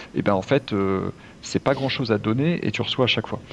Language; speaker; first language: French; native; French